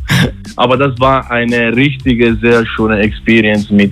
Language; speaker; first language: German; non-native, fluent; Italian